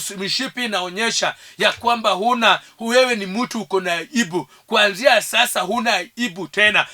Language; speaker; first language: Swahili; non-native, local second language; Luo (Kenya and Tanzania)